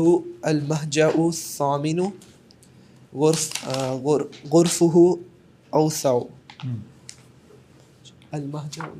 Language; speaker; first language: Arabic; non-native, learner; Urdu